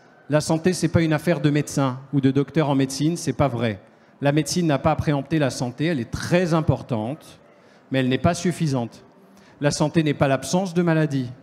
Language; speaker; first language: French; native; French